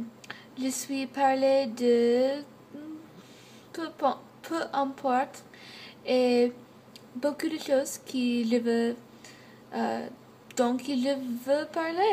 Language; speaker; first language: French; non-native, learner; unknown